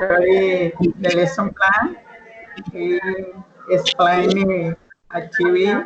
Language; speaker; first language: English; non-native, learner; Spanish